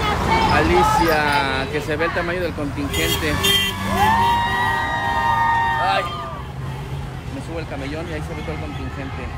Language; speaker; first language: Spanish; native; Spanish